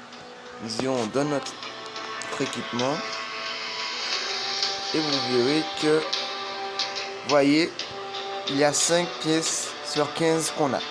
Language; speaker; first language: French; native; French